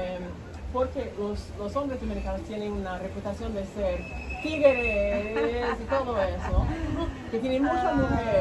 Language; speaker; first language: Spanish; non-native, learner; English